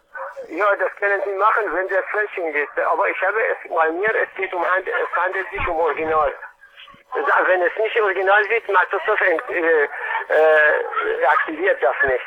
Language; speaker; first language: German; non-native, learner; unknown